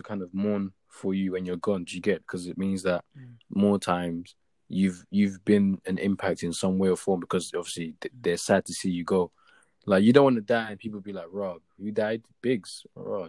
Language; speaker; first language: English; early bilingual, other home language; Yoruba